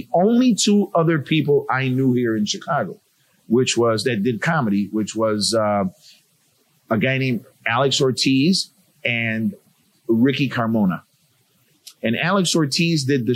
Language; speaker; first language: English; native; English